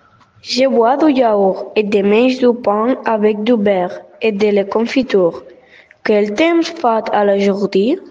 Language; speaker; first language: French; non-native, learner; Catalan